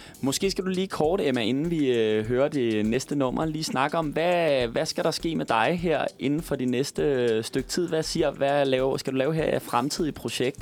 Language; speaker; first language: Danish; native; Danish